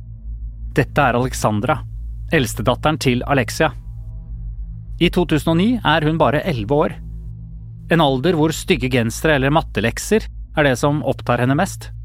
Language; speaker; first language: Norwegian; native; Norwegian